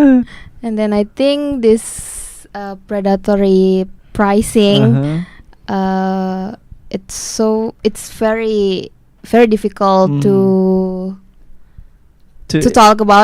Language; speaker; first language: English; non-native, learner; Indonesian